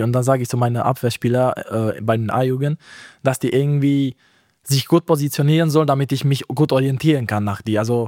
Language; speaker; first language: German; non-native, fluent; Romanian